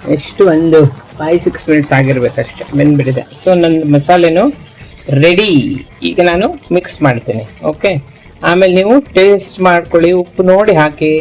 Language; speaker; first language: Kannada; non-native, local second language; Konkani